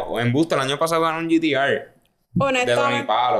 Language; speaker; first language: Spanish; native; Spanish